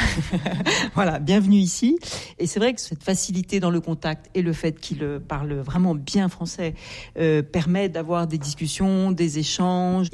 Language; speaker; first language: French; native; French